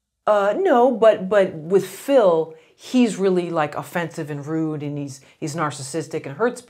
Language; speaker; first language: English; native; English